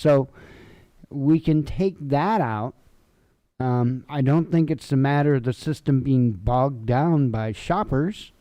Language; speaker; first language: English; native; English